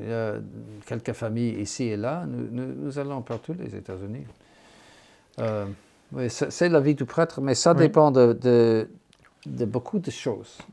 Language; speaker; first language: French; non-native, fluent; English